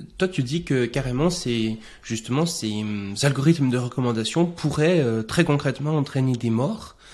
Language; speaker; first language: French; native; French